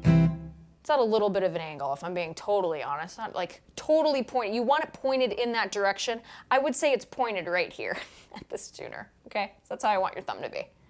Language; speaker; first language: English; native; English